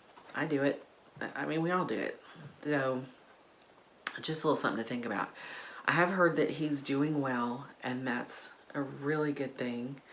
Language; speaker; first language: English; native; English